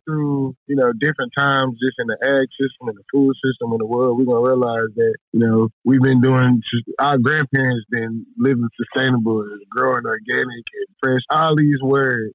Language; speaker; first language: English; native; English